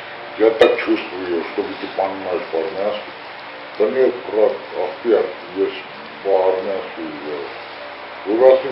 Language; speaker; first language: Russian; non-native, learner; Armenian